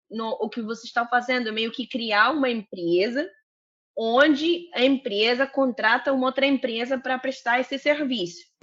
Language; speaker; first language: Portuguese; non-native, fluent; Spanish